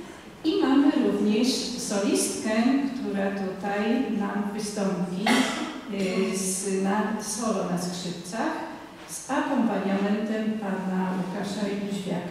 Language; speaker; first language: Polish; native; Polish